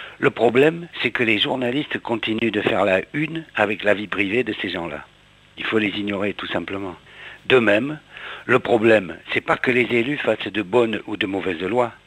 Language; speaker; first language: French; native; French